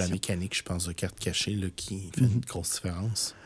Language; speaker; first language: French; native; French